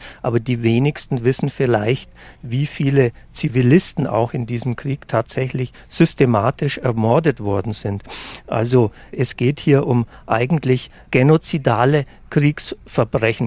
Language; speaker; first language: German; native; German